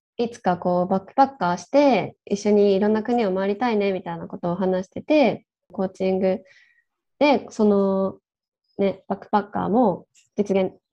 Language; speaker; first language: Japanese; native; Japanese